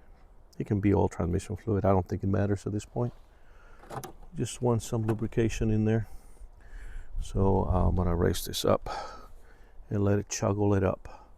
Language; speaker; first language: English; native; English